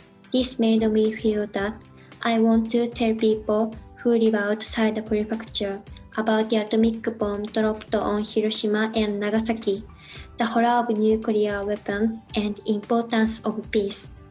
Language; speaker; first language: English; non-native, learner; Japanese